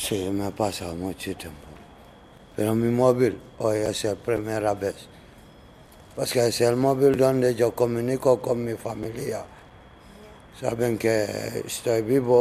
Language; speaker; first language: Spanish; non-native, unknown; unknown